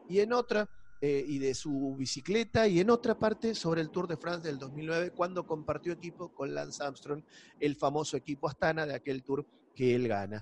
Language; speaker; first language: Spanish; native; Spanish